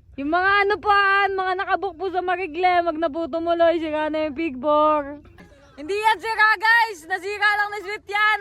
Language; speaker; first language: Filipino; native; Filipino